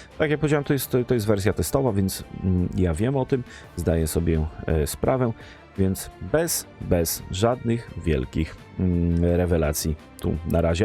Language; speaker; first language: Polish; native; Polish